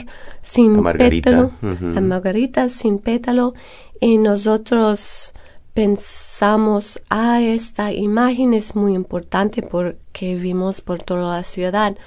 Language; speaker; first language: Spanish; non-native, fluent; English